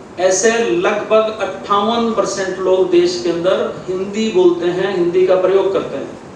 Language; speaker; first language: Hindi; native; Hindi